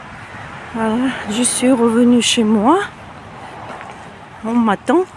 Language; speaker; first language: French; non-native, fluent; Russian